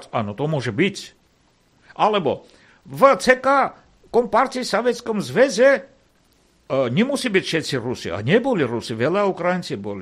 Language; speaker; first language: Slovak; non-native, fluent; Armenian